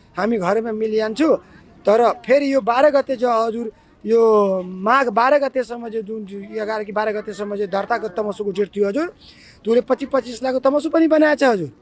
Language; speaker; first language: Nepali; non-native, local second language; Maithili